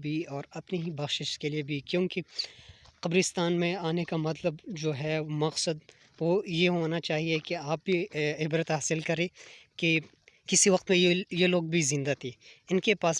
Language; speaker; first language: Urdu; non-native, local second language; Pashto